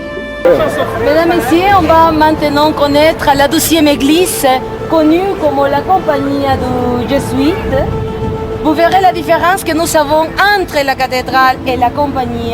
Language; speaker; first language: French; non-native, fluent; Spanish